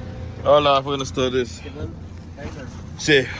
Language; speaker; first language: Spanish; non-native, learner; English